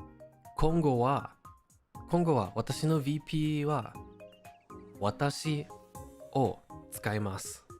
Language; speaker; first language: Japanese; non-native, learner; English